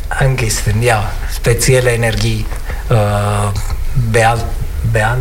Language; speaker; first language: German; non-native, learner; Italian